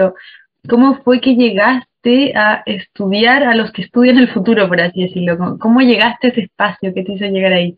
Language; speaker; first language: Spanish; native; Spanish